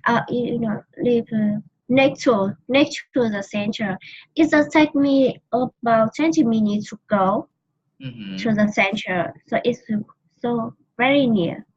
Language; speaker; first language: English; non-native, learner; Vietnamese